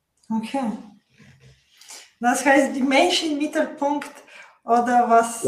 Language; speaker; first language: German; non-native, fluent; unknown